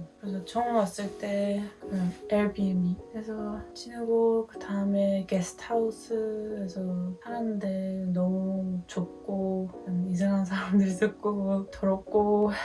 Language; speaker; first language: Korean; non-native, fluent; Dutch